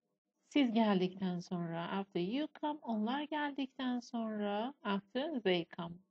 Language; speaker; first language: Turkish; non-native, fluent; Persian